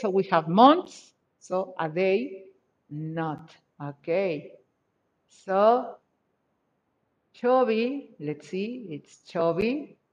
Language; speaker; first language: English; non-native, fluent; Spanish